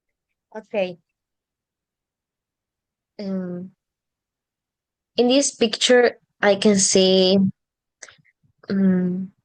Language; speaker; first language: English; non-native, learner; Spanish